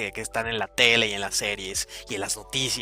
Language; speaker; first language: Spanish; native; Spanish